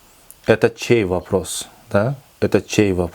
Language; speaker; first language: Russian; non-native, local second language; Kyrgyz